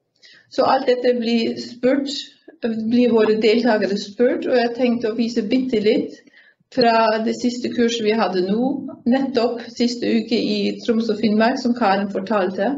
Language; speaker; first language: Norwegian; non-native, fluent; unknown